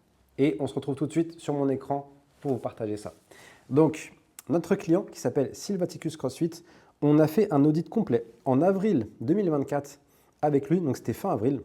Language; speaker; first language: French; native; French